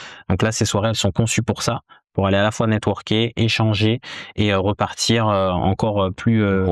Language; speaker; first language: French; native; French